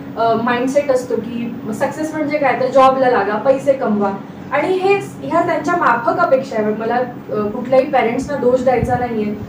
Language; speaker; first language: Marathi; native; Marathi